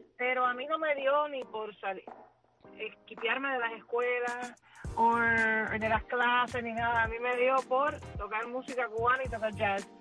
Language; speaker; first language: Spanish; early bilingual, heritage; Spanish